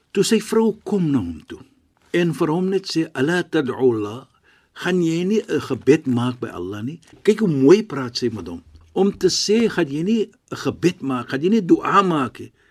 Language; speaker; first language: Afrikaans; non-native, fluent; Arabic